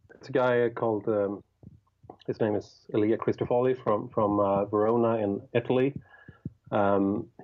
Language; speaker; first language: English; non-native, fluent; Swedish